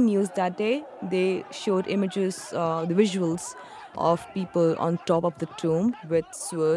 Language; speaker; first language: English; non-native, local second language; Urdu